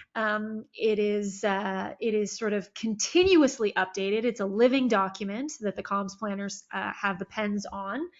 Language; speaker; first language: English; native; English